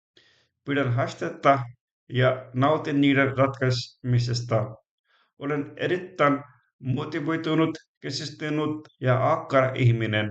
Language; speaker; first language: Finnish; non-native, learner; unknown